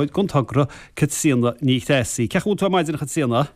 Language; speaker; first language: Irish; native; Irish